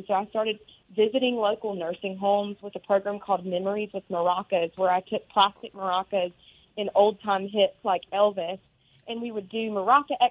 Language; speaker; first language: English; native; English